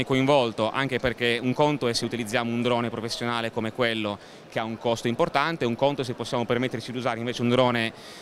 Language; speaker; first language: Italian; native; Italian